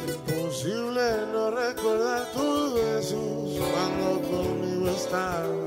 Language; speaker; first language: Spanish; native; Spanish